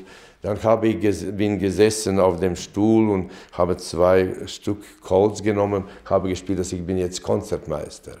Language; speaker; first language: German; non-native, fluent; Latvian